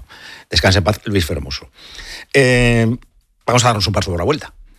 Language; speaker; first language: Spanish; native; Spanish